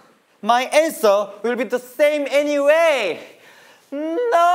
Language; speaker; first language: English; non-native, learner; Korean